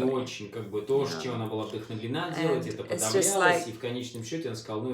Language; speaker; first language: Russian; native; Russian